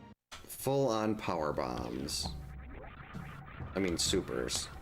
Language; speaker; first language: English; native; English